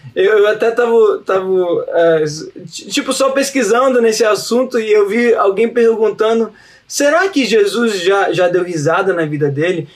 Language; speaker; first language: Portuguese; early bilingual, heritage; Portuguese